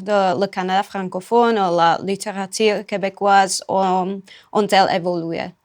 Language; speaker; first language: French; non-native, fluent; Czech